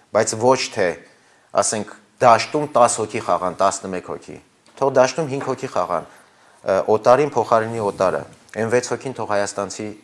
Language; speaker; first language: Armenian; native; Armenian